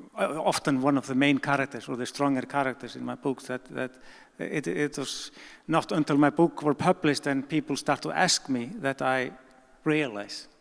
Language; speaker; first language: English; non-native, fluent; Icelandic